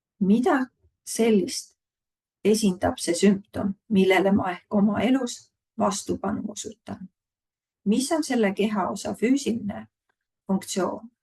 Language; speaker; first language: Estonian; native; Estonian